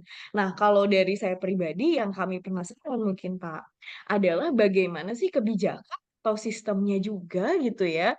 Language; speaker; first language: Indonesian; native; Indonesian